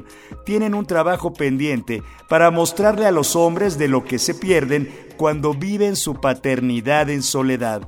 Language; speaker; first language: Spanish; native; Spanish